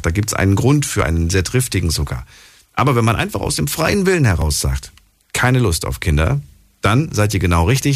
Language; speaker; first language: German; native; German